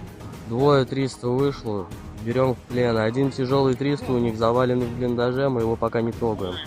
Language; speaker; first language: Russian; native; Russian